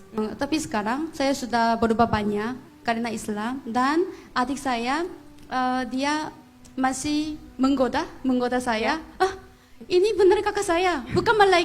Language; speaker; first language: Indonesian; non-native, fluent; Korean